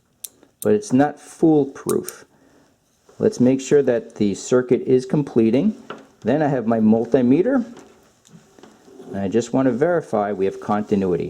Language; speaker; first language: English; native; English